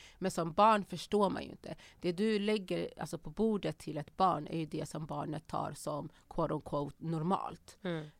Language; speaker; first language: Swedish; early bilingual, other home language; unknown